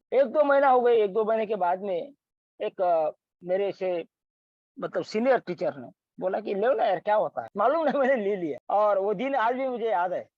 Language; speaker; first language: Hindi; non-native, local second language; Marathi